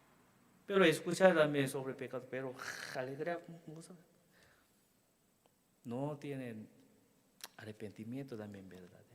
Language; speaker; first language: Spanish; non-native, learner; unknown